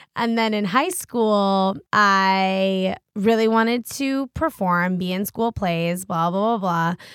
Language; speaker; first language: English; native; English